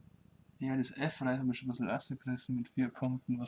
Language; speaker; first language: German; native; German